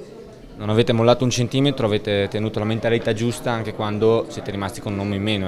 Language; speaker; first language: Italian; native; Italian